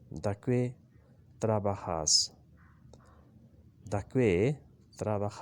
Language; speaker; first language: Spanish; non-native, learner; Urdu